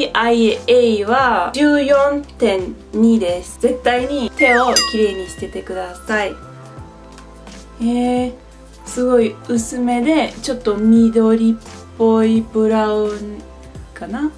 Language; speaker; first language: Japanese; non-native, fluent; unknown